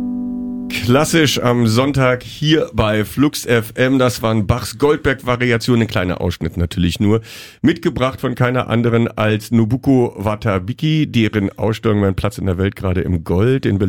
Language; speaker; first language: German; native; German